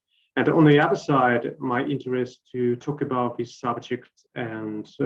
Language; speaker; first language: English; non-native, fluent; Russian